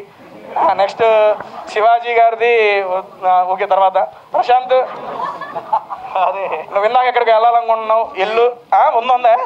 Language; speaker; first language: Telugu; native; Telugu